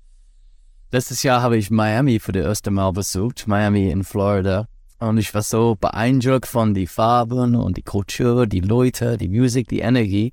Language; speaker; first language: German; non-native, learner; English